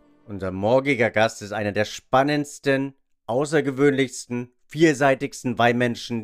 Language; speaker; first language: German; native; German